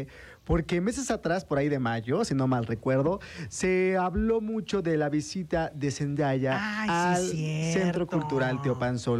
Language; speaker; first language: Spanish; native; Spanish